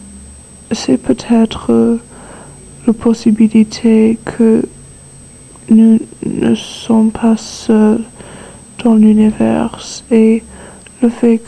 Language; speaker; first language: French; non-native, learner; English